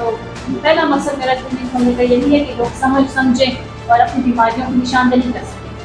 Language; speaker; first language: Urdu; non-native, local second language; Pashto